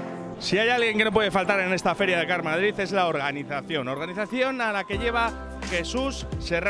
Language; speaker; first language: Spanish; native; Spanish